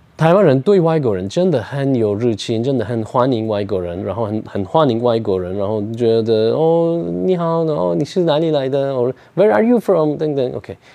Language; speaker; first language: Chinese; non-native, fluent; Turkish